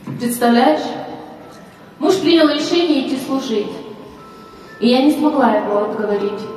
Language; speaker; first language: Russian; native; Russian